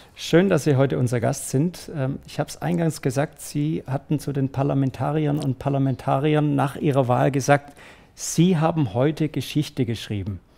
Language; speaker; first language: German; native; German